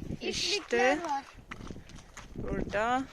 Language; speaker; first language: Turkish; non-native, learner; Russian